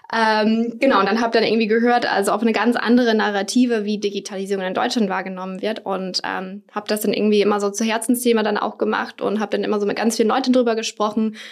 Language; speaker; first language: German; non-native, fluent; English